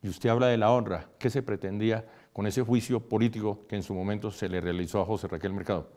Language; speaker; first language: Spanish; native; Spanish